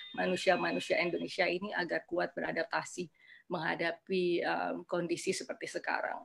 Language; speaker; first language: Indonesian; native; Indonesian